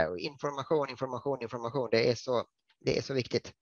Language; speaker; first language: Swedish; native; Swedish